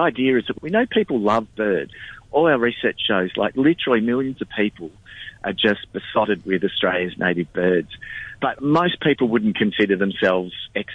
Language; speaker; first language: English; native; English